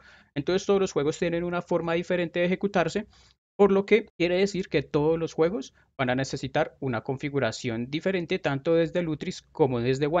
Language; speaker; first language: Spanish; native; Spanish